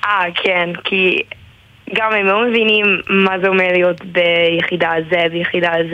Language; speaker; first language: Hebrew; non-native, learner; English